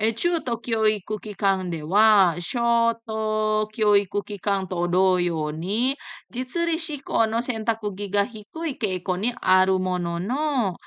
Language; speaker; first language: Japanese; non-native, fluent; Indonesian